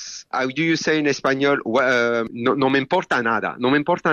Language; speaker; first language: Spanish; non-native, fluent; French